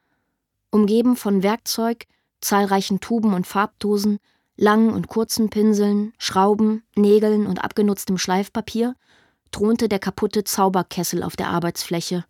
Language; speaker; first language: German; native; German